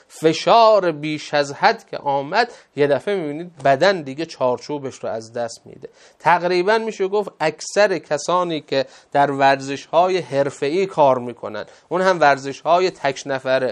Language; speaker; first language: Persian; native; Persian